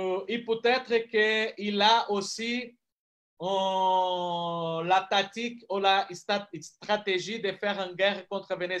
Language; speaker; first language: French; non-native, fluent; Portuguese